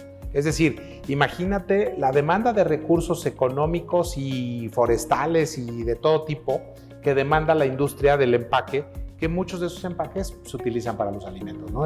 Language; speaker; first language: Spanish; native; Spanish